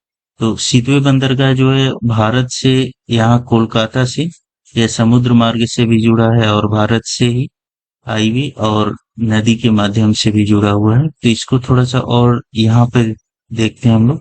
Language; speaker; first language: Hindi; native; Hindi